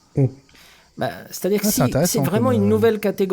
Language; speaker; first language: French; native; French